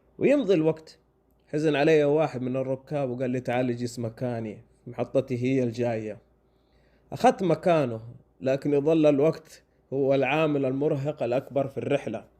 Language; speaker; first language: Egyptian Arabic; non-native, learner; Arabic